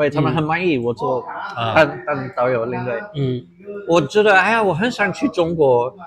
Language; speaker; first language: Chinese; non-native, fluent; English